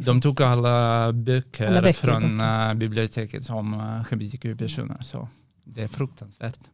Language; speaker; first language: Swedish; non-native, learner; Russian